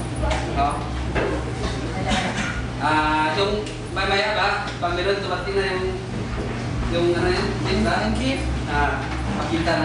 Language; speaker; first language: Filipino; non-native, learner; Malay